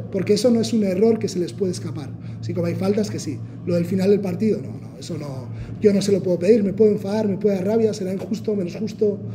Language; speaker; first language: Spanish; non-native, local second language; Basque